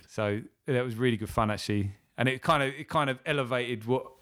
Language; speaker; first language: English; native; English